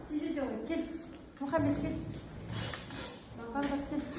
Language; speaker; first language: Turkish; non-native, learner; Kazakh